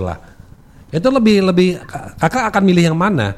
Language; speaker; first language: Indonesian; native; Indonesian